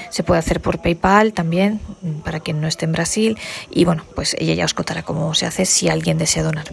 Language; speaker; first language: Spanish; native; Spanish